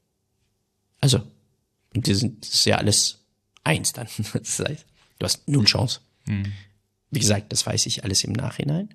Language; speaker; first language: German; non-native, fluent; Persian